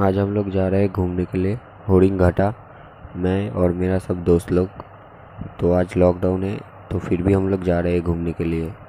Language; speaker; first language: Hindi; non-native, local second language; Bangla